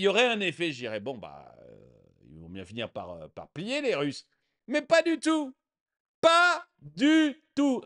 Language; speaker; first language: French; native; French